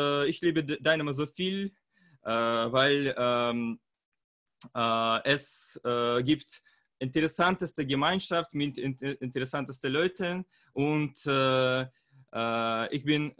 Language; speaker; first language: German; non-native, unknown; Russian